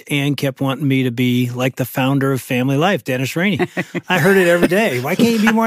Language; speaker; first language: English; native; English